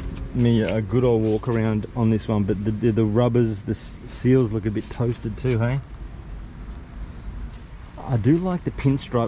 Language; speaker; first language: English; native; English